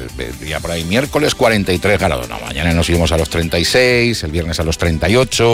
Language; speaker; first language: Spanish; native; Spanish